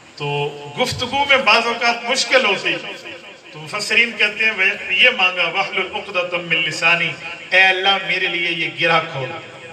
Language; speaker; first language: Urdu; non-native, local second language; Punjabi